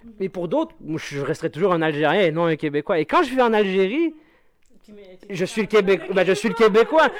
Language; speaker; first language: French; non-native, local second language; Arabic